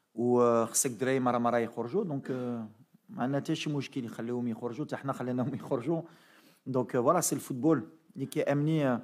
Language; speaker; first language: Arabic; early bilingual, heritage; Arabic